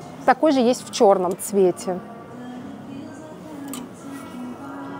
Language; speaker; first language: Russian; native; Russian